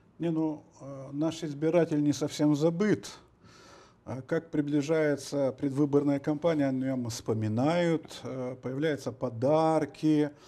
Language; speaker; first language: Russian; non-native, local second language; Romanian